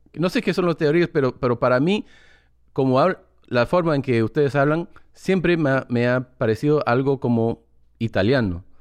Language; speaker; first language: Spanish; early bilingual, heritage; English